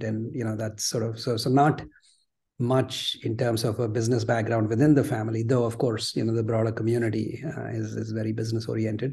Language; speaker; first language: English; non-native, local second language; Gujarati